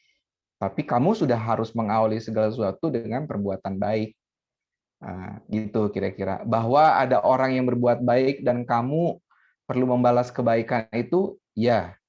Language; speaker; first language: Indonesian; native; Indonesian